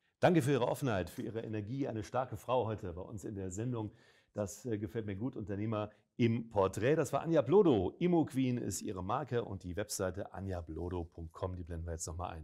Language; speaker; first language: German; native; German